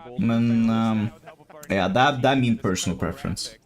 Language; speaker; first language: Norwegian; native; Norwegian